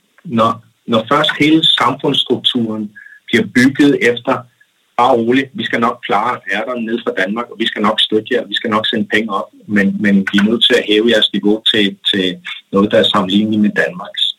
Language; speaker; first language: Danish; non-native, local second language; Kalaallisut